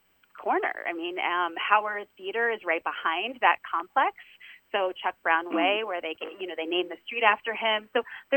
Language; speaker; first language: English; native; English